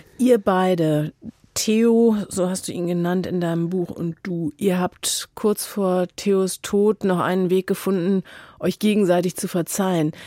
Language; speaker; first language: German; native; German